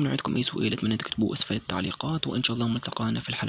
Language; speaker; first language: Arabic; native; Arabic